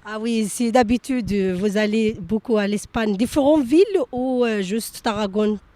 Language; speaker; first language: French; non-native, learner; Arabic